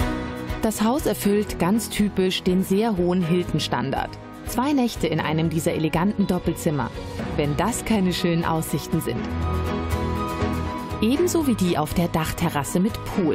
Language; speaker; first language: German; native; German